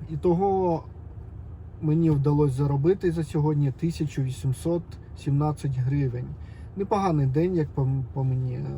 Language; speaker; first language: Ukrainian; non-native, local second language; Russian